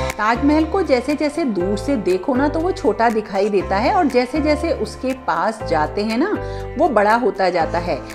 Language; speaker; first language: Hindi; native; Hindi